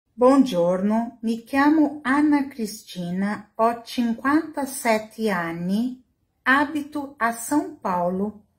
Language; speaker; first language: Italian; non-native, learner; Portuguese